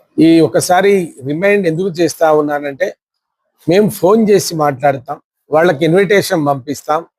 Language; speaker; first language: Telugu; non-native, local second language; Lambadi